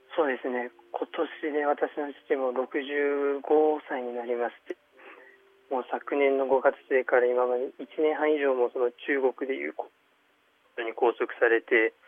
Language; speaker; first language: Japanese; early bilingual, other home language; Chinese